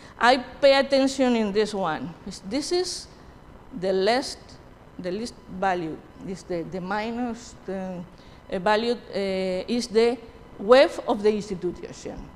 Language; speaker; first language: English; non-native, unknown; Spanish